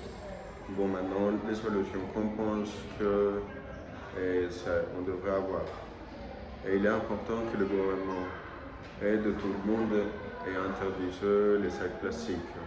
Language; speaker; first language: French; non-native, learner; Spanish